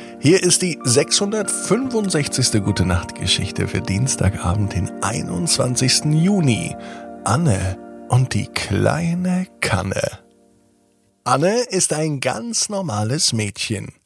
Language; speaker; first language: German; native; German